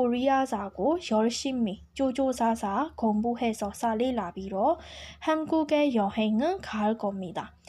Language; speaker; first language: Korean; non-native, fluent; Burmese